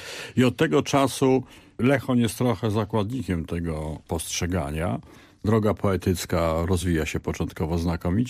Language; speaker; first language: Polish; native; Polish